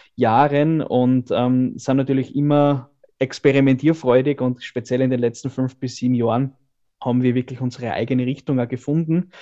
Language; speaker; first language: German; native; German